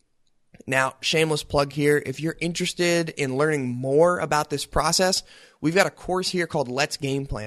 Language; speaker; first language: English; native; English